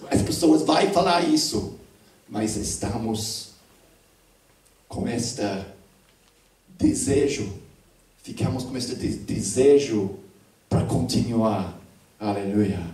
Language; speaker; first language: Portuguese; non-native, fluent; English